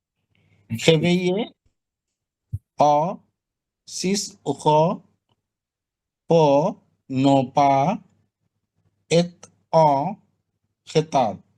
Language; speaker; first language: French; non-native, learner; Bangla